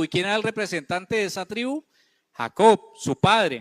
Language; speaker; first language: Spanish; native; Spanish